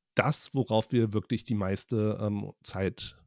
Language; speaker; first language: German; native; German